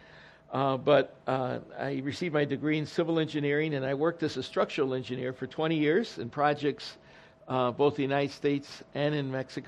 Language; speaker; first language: English; early bilingual, other home language; Spanish